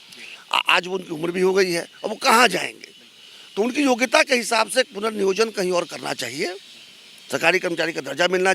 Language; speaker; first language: Hindi; native; Hindi